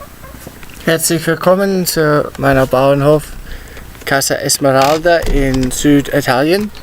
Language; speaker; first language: German; non-native, learner; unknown